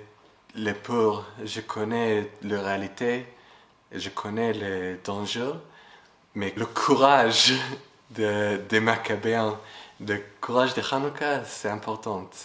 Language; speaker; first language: French; non-native, fluent; English